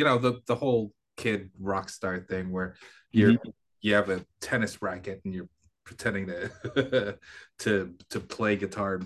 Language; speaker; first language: English; non-native, local second language; Filipino